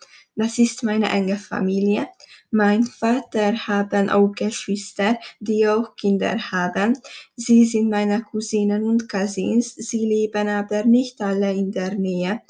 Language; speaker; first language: German; non-native, learner; Hungarian